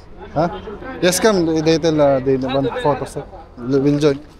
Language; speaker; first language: English; non-native, local second language; Filipino